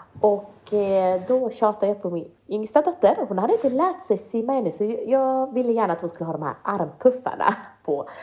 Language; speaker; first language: Swedish; early bilingual, other home language; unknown